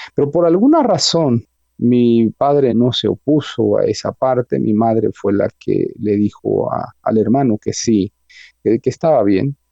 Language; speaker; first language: Spanish; native; Spanish